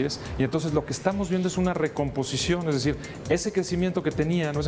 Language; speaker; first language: Spanish; native; Spanish